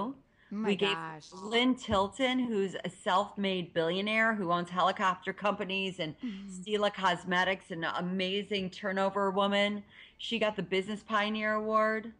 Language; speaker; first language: English; native; English